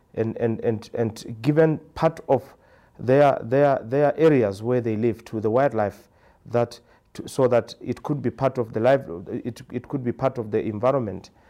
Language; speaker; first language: English; non-native, local second language; Tswana